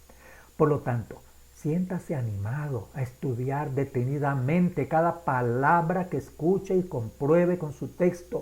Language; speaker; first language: Spanish; native; Spanish